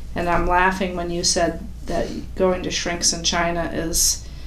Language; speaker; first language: English; native; English